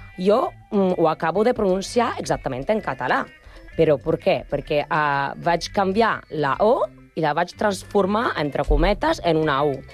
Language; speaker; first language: Catalan; non-native, learner; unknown